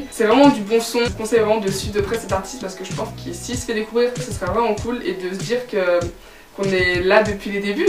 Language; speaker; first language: French; native; French